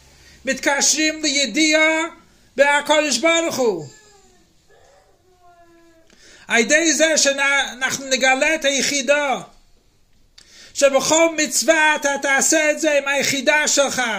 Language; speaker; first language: Hebrew; non-native, fluent; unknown